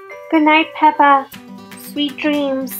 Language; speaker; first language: English; native; English